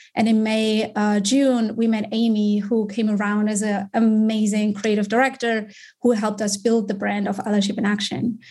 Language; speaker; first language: English; non-native, fluent; German